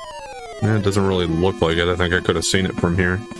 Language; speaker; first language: English; native; English